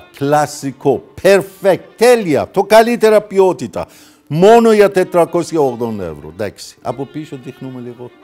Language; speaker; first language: Greek; non-native, fluent; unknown